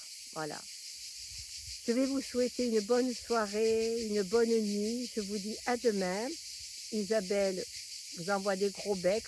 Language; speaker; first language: French; native; French